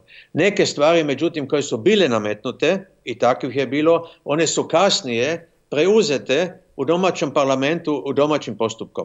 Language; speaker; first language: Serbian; non-native, fluent; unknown